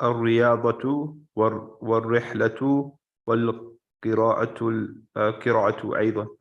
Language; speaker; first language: Arabic; non-native, learner; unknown